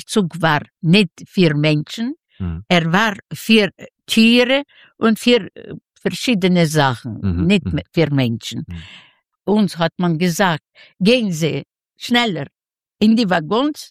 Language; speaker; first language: German; non-native, learner; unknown